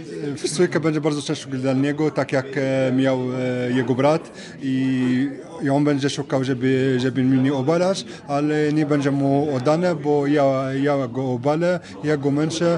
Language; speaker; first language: Polish; non-native, fluent; French